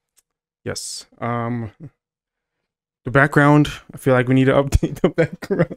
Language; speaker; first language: English; native; English